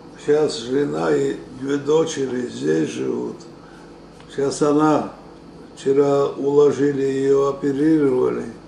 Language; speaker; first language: Russian; non-native, local second language; Georgian